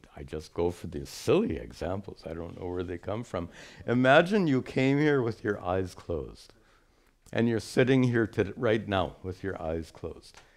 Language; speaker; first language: English; native; English